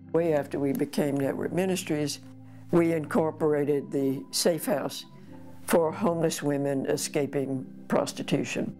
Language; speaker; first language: English; native; English